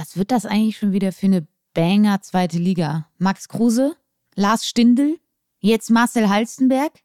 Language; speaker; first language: German; native; German